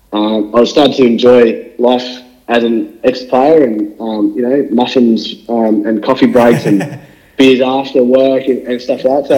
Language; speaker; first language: English; native; English